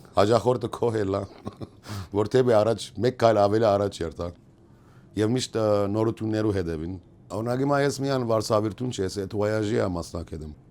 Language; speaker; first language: Armenian; early bilingual, heritage; Armenian